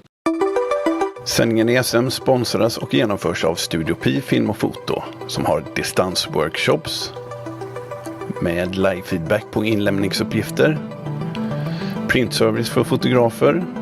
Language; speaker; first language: Swedish; native; Swedish